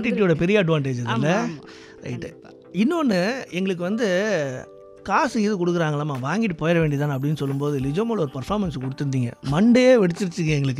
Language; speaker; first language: Tamil; native; Tamil